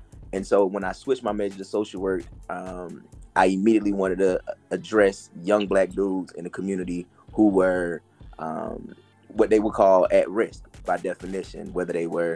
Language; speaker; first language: English; native; English